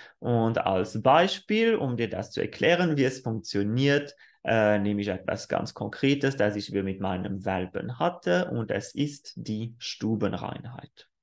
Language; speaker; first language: German; non-native, fluent; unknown